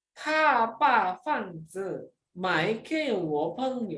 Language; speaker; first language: Chinese; non-native, fluent; Indonesian